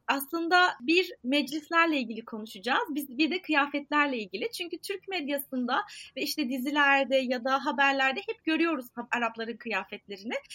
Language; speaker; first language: Turkish; native; Turkish